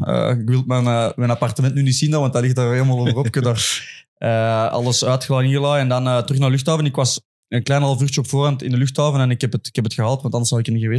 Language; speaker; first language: Dutch; native; Dutch